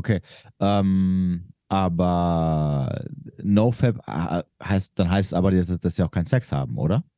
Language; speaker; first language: German; native; German